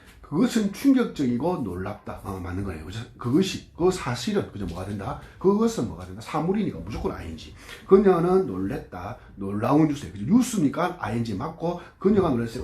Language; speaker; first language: Korean; native; Korean